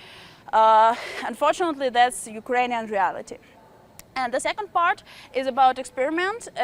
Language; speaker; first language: English; non-native, fluent; Ukrainian